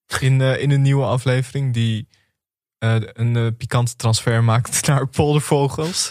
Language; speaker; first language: Dutch; native; Dutch